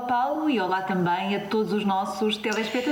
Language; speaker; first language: Portuguese; native; Portuguese